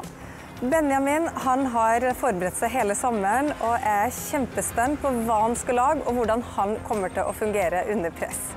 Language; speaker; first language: Norwegian; native; Norwegian